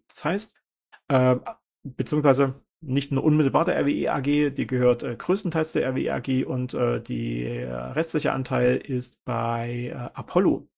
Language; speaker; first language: German; native; German